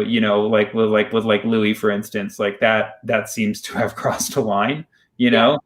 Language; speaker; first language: English; early bilingual, other home language; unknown